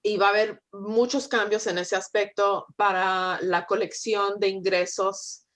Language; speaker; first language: Spanish; early bilingual, heritage; Spanish